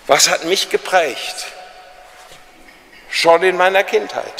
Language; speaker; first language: German; native; German